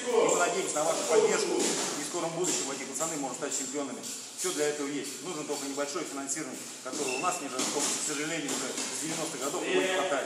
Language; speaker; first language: Russian; native; Russian